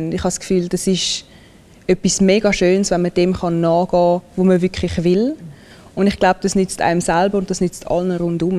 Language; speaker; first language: German; early bilingual, other home language; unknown